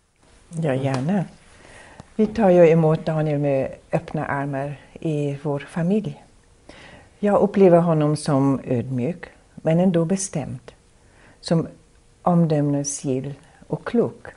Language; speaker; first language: Swedish; non-native, fluent; German